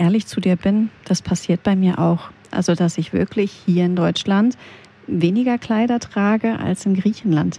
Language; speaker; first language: German; native; German